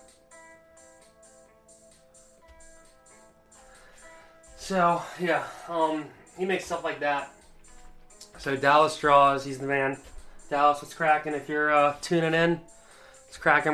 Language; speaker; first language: English; native; English